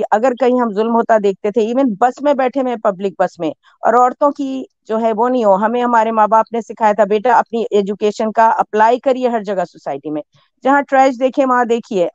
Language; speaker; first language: Urdu; native; Urdu